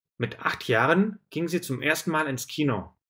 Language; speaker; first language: German; non-native, fluent; Russian